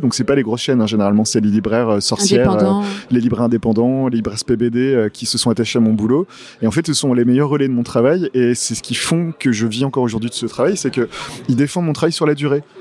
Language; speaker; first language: French; native; French